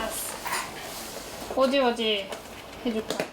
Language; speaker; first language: Korean; non-native, fluent; French